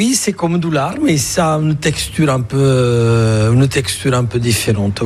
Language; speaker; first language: French; non-native, fluent; Italian